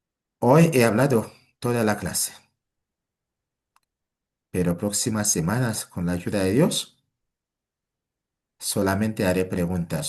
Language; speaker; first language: Spanish; non-native, fluent; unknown